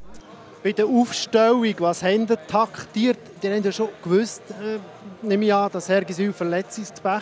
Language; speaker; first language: German; native; German